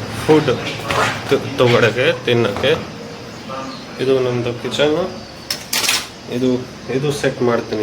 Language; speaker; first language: Kannada; non-native, local second language; Hindi